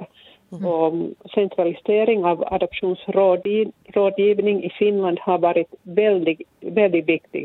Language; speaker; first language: Swedish; non-native, local second language; Finnish